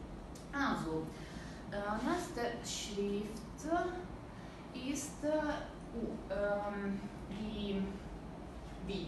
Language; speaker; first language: German; non-native, learner; Italian